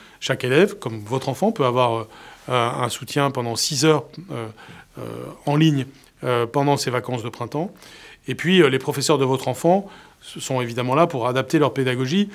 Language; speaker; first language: French; native; French